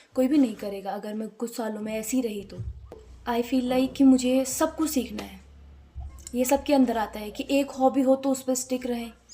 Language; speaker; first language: Hindi; native; Hindi